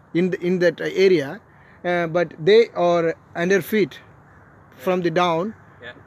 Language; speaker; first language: English; non-native, local second language; Tamil